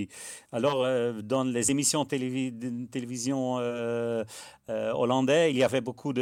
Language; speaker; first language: French; non-native, fluent; Dutch